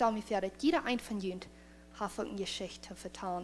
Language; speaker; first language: German; non-native, learner; Plautdietsch